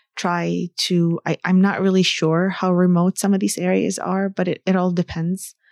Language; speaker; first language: English; early bilingual, other home language; Arabic